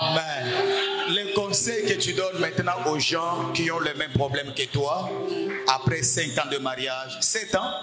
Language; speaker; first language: French; non-native, local second language; Lingala